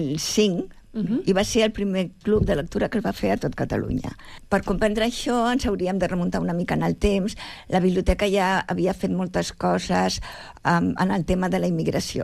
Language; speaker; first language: Catalan; native; Catalan